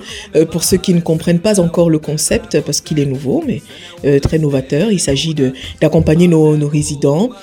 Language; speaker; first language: French; native; French